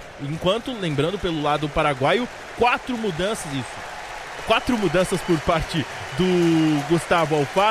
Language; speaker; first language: Portuguese; native; Portuguese